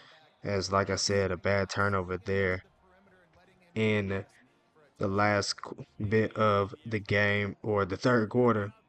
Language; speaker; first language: English; native; English